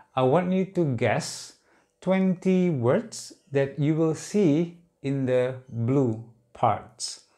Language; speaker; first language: English; non-native, fluent; Indonesian